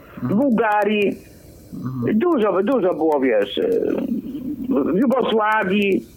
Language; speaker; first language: Polish; early bilingual, other home language; Greek